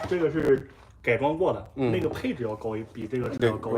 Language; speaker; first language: Chinese; native; Chinese